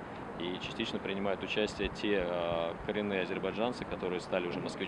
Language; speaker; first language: Russian; native; Russian